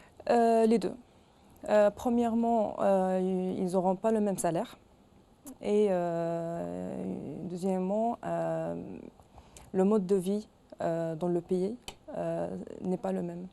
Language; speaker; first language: French; non-native, local second language; Arabic